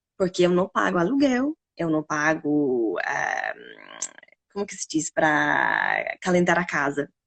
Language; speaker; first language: Portuguese; non-native, fluent; English